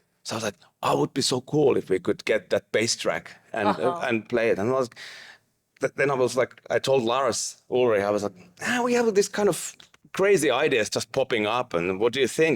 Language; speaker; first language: English; non-native, fluent; Finnish